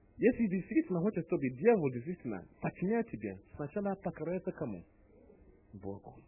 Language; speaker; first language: Russian; non-native, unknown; English